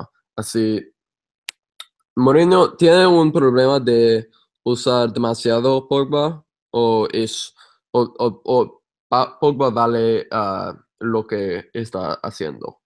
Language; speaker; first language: Spanish; non-native, fluent; English